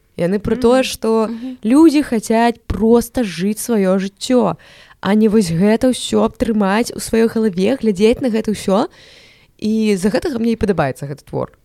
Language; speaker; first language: Belarusian; non-native, local second language; Russian